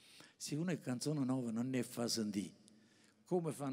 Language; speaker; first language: Italian; native; Italian